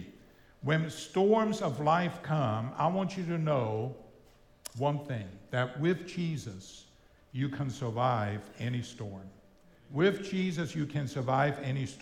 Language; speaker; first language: English; non-native, fluent; German